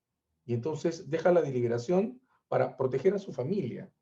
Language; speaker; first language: Spanish; native; Spanish